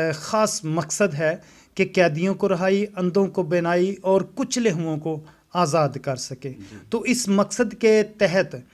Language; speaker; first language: Urdu; non-native, local second language; Punjabi